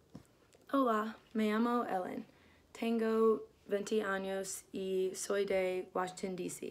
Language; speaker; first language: Spanish; non-native, learner; English